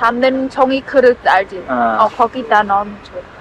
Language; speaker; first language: Korean; non-native, learner; Khmer